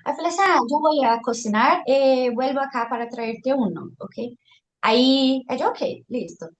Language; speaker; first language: Spanish; non-native, fluent; Portuguese